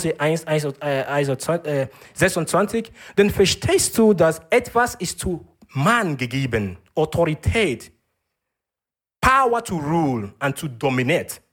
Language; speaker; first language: German; non-native, learner; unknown